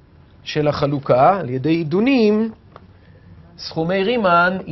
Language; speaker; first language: Hebrew; native; Hebrew